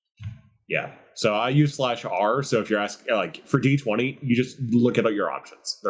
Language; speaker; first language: English; native; English